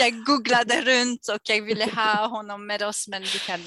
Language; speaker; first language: Swedish; non-native, fluent; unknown